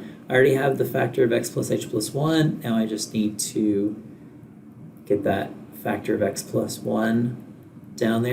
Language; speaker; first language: English; native; English